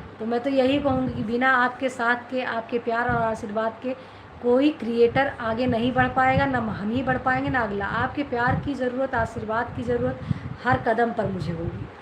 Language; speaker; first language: Hindi; native; Hindi